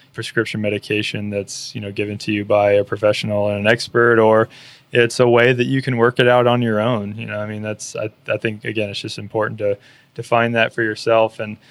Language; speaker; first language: English; native; English